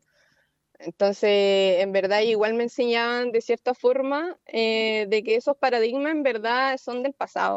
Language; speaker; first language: Spanish; native; Spanish